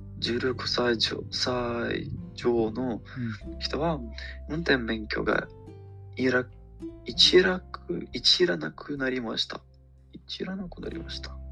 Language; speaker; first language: Japanese; non-native, learner; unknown